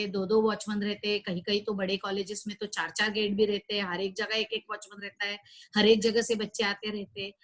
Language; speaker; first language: Hindi; non-native, local second language; Marathi